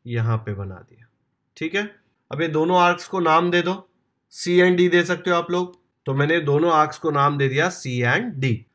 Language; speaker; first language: Hindi; non-native, local second language; Marathi